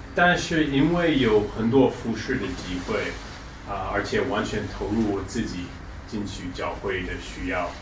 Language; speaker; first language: Chinese; non-native, fluent; English